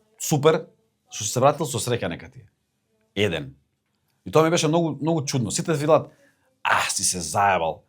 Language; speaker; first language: Macedonian; native; Macedonian